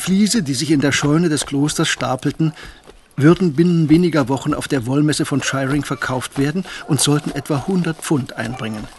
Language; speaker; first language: German; native; German